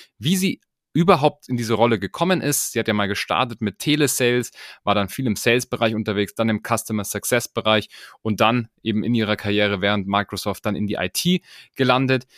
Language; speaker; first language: German; native; German